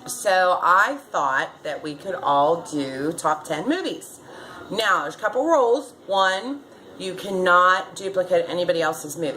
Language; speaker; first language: English; native; English